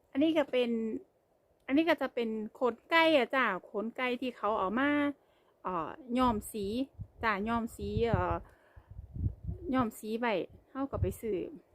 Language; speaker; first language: Thai; native; Thai